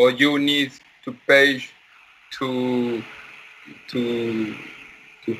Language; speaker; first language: English; non-native, learner; Spanish